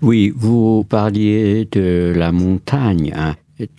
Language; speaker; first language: French; non-native, fluent; Chinese